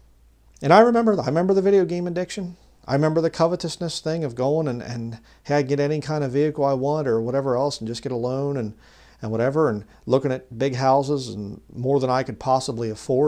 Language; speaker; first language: English; native; English